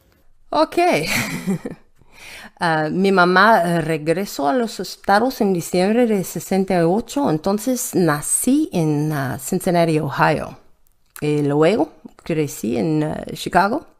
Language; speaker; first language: Spanish; non-native, learner; English